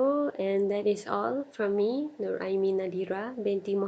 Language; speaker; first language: English; non-native, local second language; Malay